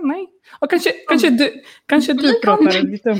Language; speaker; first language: Swedish; non-native, learner; Polish